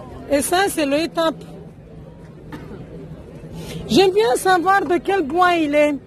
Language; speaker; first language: French; non-native, learner; Romanian